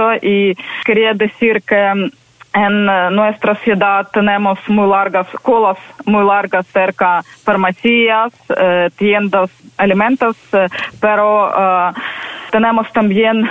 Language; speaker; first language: Spanish; non-native, fluent; Ukrainian